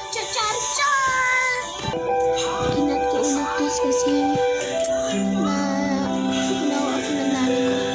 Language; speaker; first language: Filipino; non-native, local second language; Cebuano